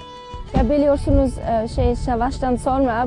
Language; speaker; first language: Turkish; non-native, learner; German